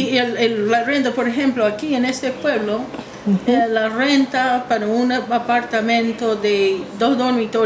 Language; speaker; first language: Spanish; non-native, fluent; English